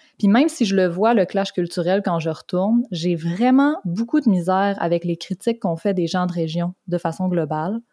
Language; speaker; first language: French; native; French